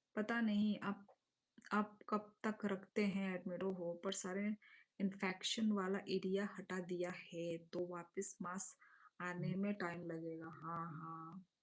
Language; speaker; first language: Hindi; non-native, local second language; Kok Borok